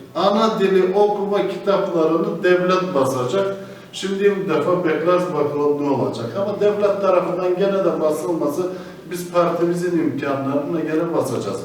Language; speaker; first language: Turkish; native; Turkish